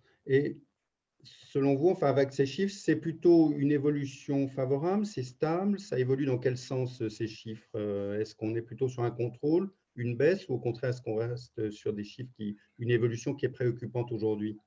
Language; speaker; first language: French; native; French